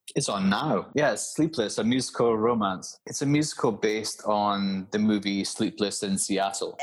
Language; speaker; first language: English; native; English